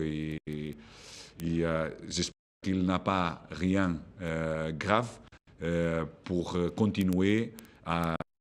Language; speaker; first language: French; non-native, fluent; Portuguese